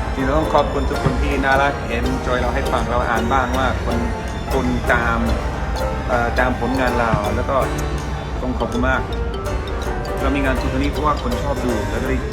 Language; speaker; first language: Thai; non-native, fluent; English